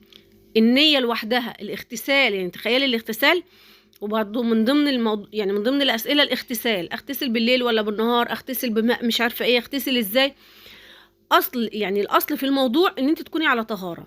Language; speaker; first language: Arabic; native; Arabic